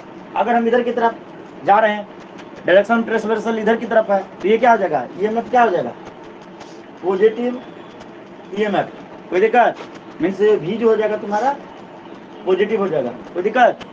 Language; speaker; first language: Hindi; native; Hindi